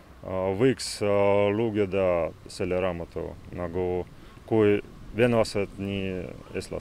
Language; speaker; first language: Estonian; non-native, local second language; Russian